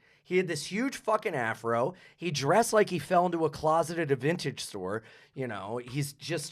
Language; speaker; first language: English; native; English